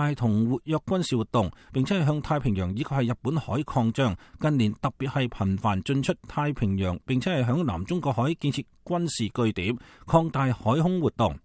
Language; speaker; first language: Chinese; native; Chinese